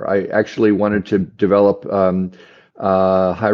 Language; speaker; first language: English; native; English